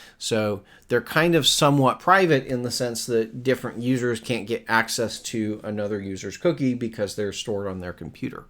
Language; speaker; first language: English; native; English